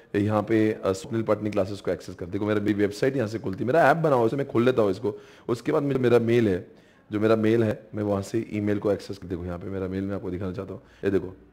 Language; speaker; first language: Hindi; native; Hindi